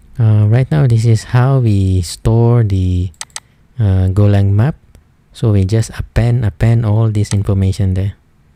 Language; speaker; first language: English; non-native, local second language; Filipino